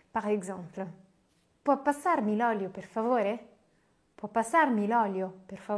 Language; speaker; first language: Italian; non-native, fluent; French